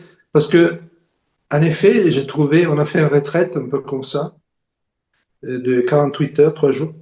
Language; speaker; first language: French; non-native, fluent; Italian